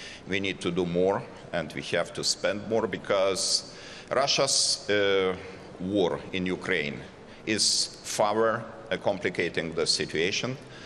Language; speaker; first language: English; non-native, fluent; Lithuanian